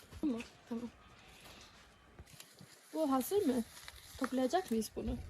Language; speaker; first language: Turkish; non-native, learner; Swedish